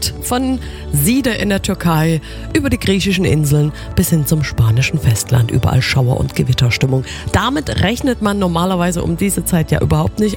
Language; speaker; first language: German; native; German